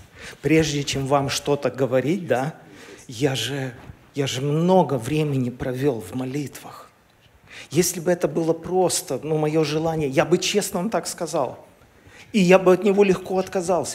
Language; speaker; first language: Russian; native; Russian